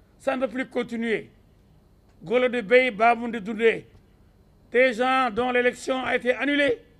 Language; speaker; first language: French; non-native, local second language; Wolof